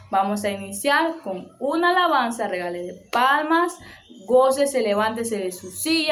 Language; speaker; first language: Spanish; native; Spanish